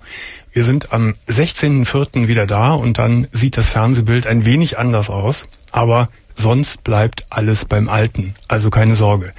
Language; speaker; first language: German; native; German